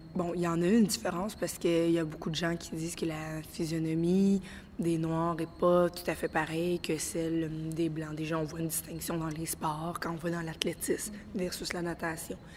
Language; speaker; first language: French; native; French